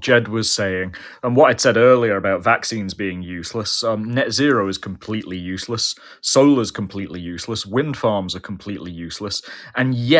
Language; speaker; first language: English; native; English